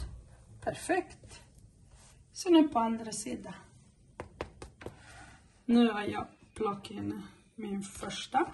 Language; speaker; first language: Swedish; non-native, learner; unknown